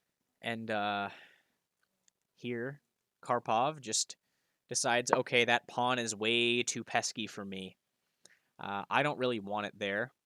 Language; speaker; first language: English; native; English